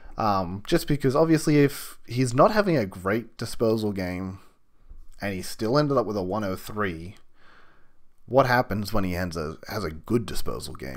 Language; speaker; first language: English; native; English